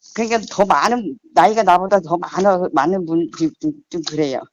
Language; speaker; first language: Korean; native; Korean